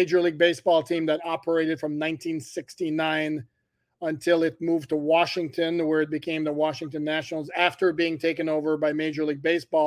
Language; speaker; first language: English; non-native, fluent; French